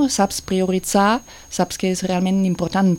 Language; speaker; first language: Catalan; non-native, fluent; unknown